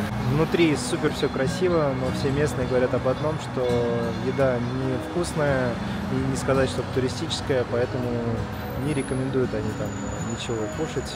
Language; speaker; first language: Russian; native; Russian